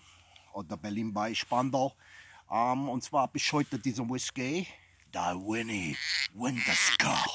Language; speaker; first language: German; non-native, fluent; English